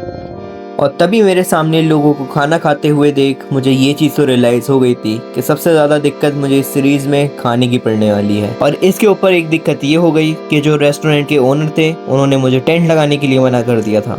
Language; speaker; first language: Hindi; native; Hindi